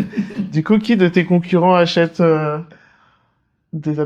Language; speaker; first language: French; native; French